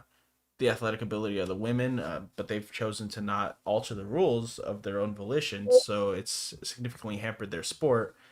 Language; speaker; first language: English; native; English